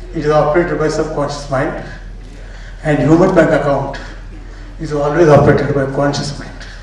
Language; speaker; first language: English; non-native, local second language; Marathi